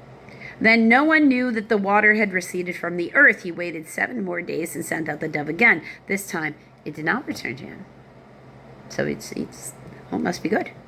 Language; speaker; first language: English; native; English